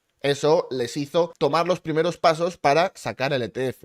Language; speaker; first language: Spanish; native; Spanish